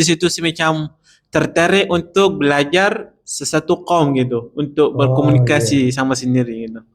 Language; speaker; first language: Indonesian; non-native, learner; Arabic